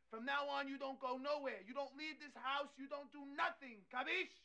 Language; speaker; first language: English; native; English